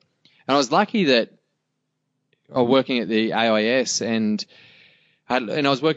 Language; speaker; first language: English; native; English